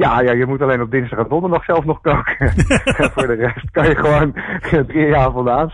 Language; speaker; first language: Dutch; native; Dutch